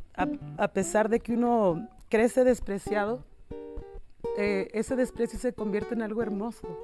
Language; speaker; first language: Spanish; early bilingual, heritage; Spanish